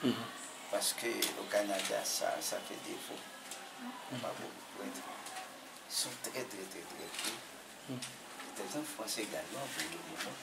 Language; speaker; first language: French; non-native, local second language; Haitian Creole